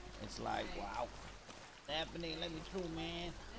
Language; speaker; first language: English; non-native, fluent; Dutch